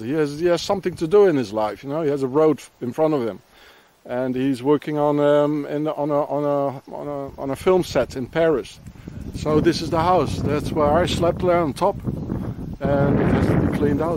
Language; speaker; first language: English; non-native, fluent; French